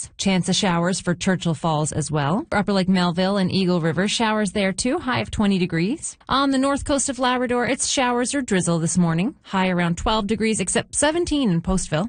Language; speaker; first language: English; native; English